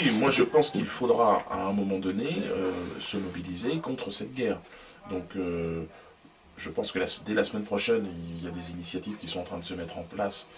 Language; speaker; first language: French; native; French